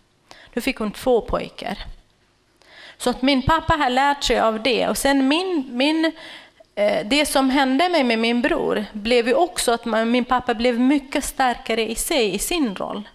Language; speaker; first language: Swedish; non-native, fluent; Kurdish